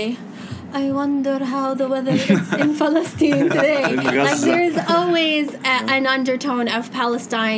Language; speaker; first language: English; native; English